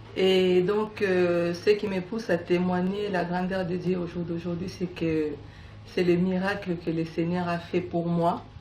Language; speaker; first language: French; native; French